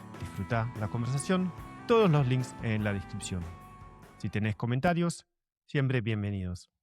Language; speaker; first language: Spanish; non-native, fluent; German